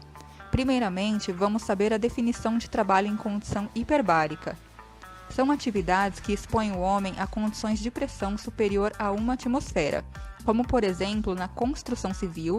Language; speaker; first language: Portuguese; native; Portuguese